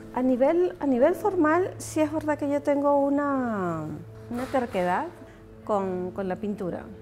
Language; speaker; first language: Spanish; native; Spanish